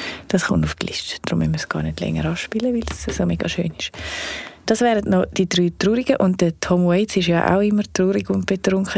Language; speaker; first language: German; native; German